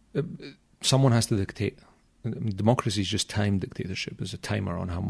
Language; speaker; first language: English; native; English